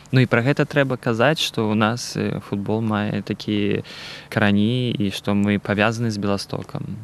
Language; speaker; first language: Belarusian; native; Belarusian